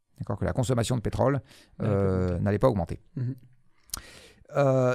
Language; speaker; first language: French; native; French